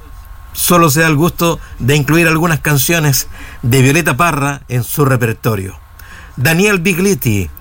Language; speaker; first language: Spanish; native; Spanish